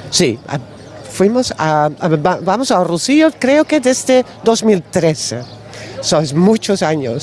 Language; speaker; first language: Spanish; non-native, learner; Dutch